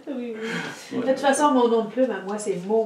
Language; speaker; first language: French; native; French